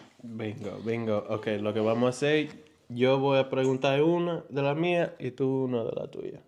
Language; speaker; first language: Spanish; early bilingual, heritage; Spanish